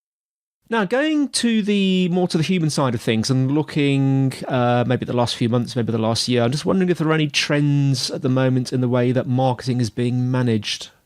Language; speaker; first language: English; native; English